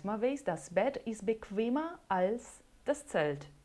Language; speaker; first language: German; non-native, fluent; Portuguese